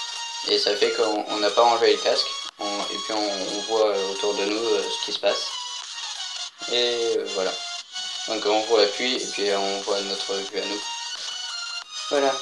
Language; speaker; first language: French; native; French